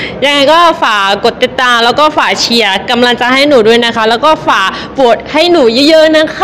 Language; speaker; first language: Thai; non-native, fluent; Burmese